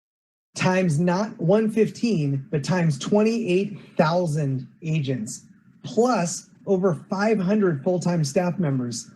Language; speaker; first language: English; native; English